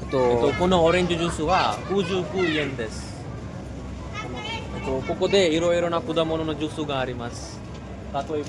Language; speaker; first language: Japanese; non-native, learner; Marathi